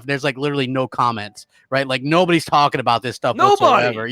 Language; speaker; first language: English; native; English